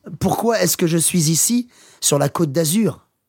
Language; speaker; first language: French; non-native, learner; English